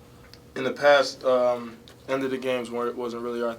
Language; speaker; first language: English; native; English